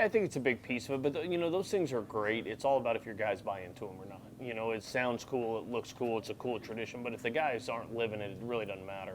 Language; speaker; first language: English; native; English